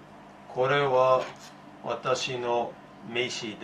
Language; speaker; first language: Japanese; non-native, learner; English